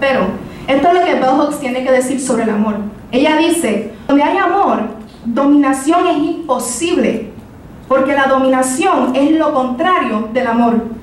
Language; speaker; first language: Spanish; early bilingual, heritage; Spanish